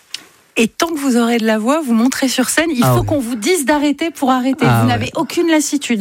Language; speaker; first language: French; native; French